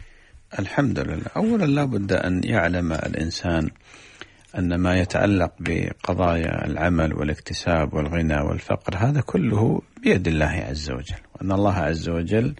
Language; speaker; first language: Arabic; native; Arabic